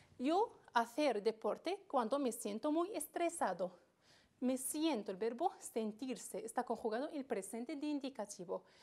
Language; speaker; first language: Spanish; non-native, fluent; Arabic